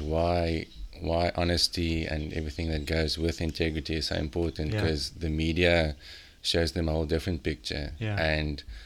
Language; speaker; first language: English; non-native, local second language; Afrikaans